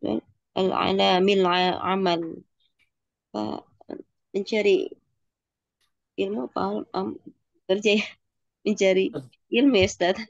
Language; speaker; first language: Indonesian; native; Indonesian